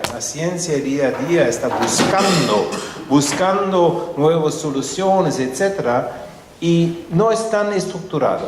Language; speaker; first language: Spanish; non-native, fluent; German